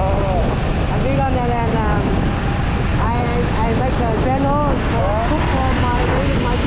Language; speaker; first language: English; non-native, learner; Vietnamese